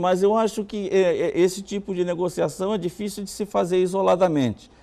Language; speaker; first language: Portuguese; native; Portuguese